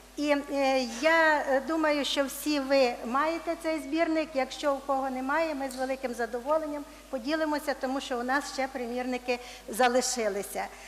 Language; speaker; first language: Ukrainian; native; Ukrainian